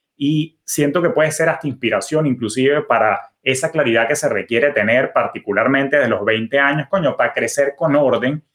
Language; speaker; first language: Spanish; native; Spanish